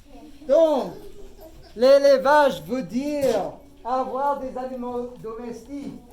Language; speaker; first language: French; non-native, fluent; English